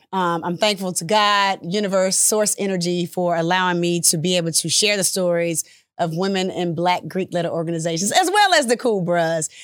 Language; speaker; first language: English; early bilingual, other home language; Upper Guinea Crioulo